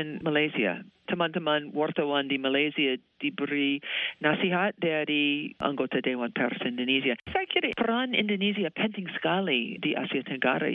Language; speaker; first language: Indonesian; non-native, fluent; English